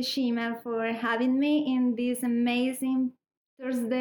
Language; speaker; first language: English; non-native, learner; Spanish